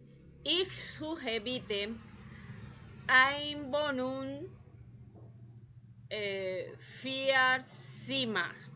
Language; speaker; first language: German; non-native, learner; Spanish